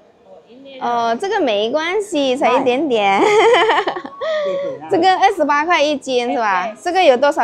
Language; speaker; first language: Chinese; non-native, fluent; Indonesian